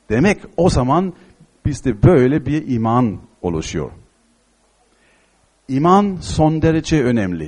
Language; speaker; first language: Turkish; non-native, fluent; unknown